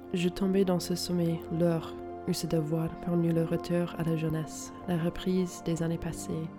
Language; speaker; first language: French; non-native, fluent; English